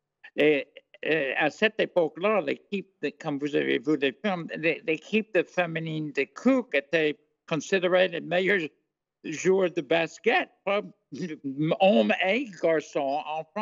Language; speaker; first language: French; non-native, fluent; English